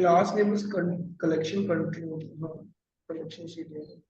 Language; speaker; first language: Hindi; native; Hindi